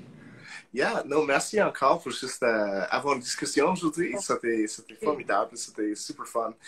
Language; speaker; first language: French; non-native, local second language; English